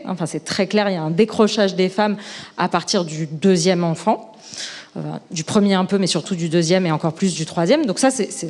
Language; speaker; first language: French; native; French